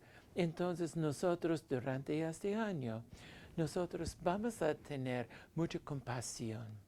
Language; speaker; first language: Spanish; non-native, fluent; English